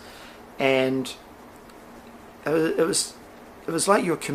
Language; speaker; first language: English; native; English